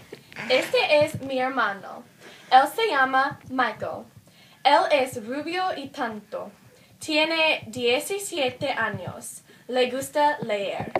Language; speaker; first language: Spanish; non-native, learner; English